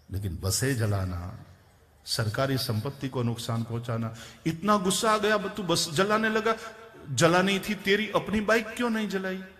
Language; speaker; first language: Hindi; non-native, local second language; Gujarati